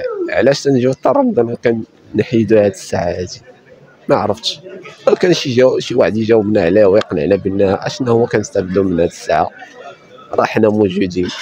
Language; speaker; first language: Arabic; native; Arabic